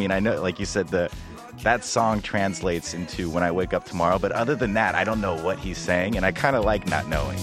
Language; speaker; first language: English; native; English